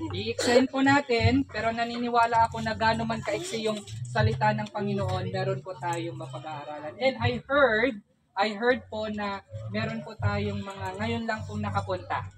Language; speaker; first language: Filipino; non-native, local second language; Iloko